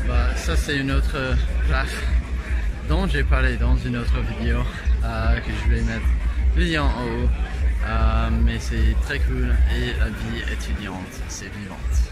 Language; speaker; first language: French; non-native, fluent; English